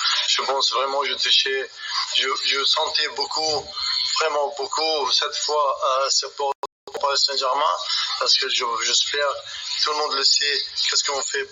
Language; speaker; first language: French; non-native, learner; Arabic